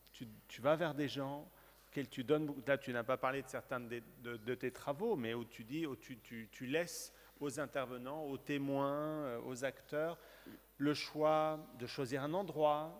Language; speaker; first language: French; native; French